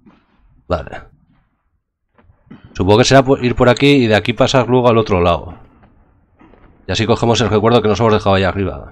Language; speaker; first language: Spanish; native; Spanish